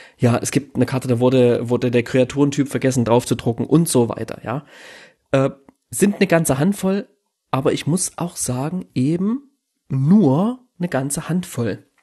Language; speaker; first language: German; native; German